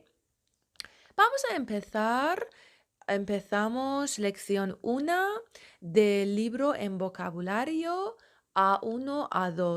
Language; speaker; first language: Spanish; non-native, fluent; Persian